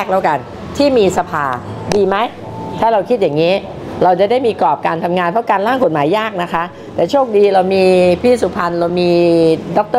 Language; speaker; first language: Thai; native; Thai